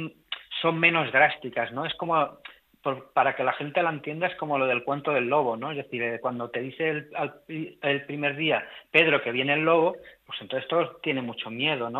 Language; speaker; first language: Spanish; native; Spanish